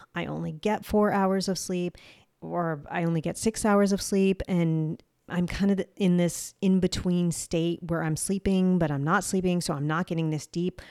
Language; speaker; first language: English; native; English